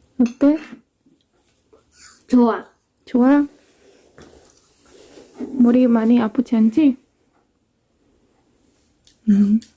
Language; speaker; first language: Korean; non-native, fluent; Spanish